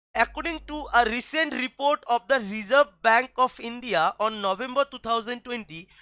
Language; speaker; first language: English; non-native, local second language; Bangla